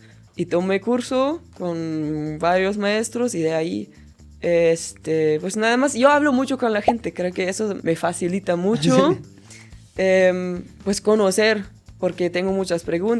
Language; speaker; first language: Spanish; non-native, fluent; German